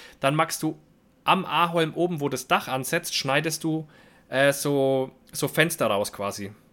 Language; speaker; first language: German; native; German